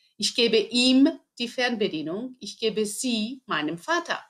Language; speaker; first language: German; non-native, fluent; Spanish